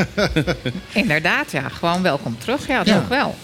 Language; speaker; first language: Dutch; native; Dutch